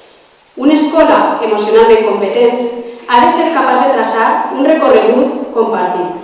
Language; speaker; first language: Catalan; native; Catalan